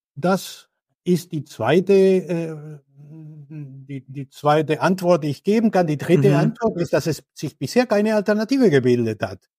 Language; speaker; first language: German; non-native, fluent; Spanish